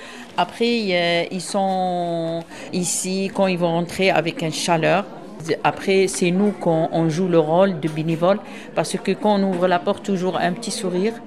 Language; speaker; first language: French; non-native, local second language; Arabic